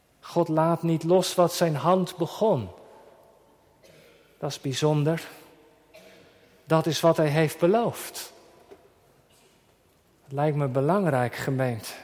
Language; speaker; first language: Dutch; native; Dutch